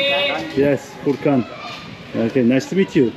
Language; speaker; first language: English; non-native, learner; Turkish